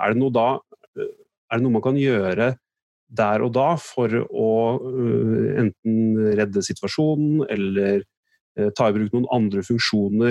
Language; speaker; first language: Norwegian; native; Norwegian